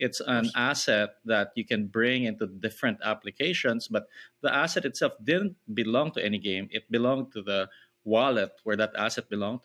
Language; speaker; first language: English; non-native, local second language; Filipino